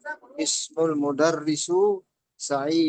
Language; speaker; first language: Arabic; non-native, learner; Indonesian